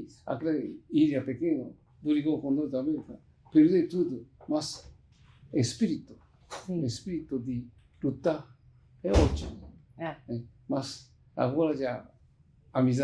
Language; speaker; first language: Portuguese; non-native, learner; Japanese